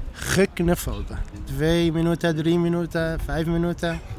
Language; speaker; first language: Dutch; non-native, fluent; Arabic